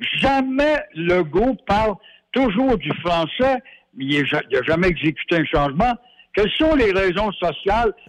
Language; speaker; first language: French; native; French